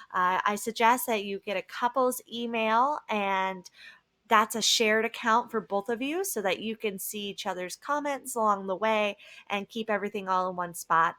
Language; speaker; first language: English; native; English